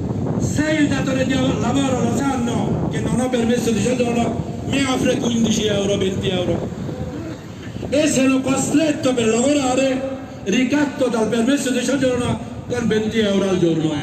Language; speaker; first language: Italian; non-native, fluent; Bangla